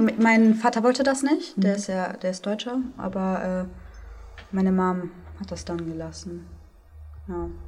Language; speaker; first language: German; native; German